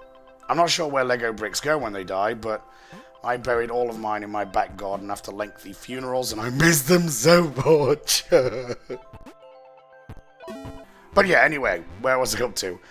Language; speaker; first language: English; native; English